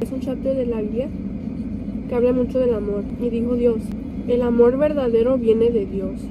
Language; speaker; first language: Spanish; early bilingual, heritage; Spanish